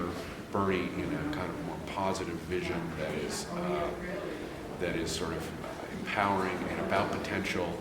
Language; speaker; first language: English; native; English